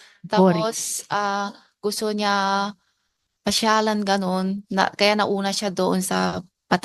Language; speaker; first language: Filipino; non-native, learner; Chinese